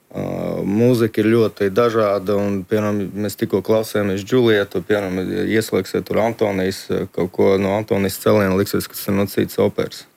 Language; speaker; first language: Latvian; early bilingual, other home language; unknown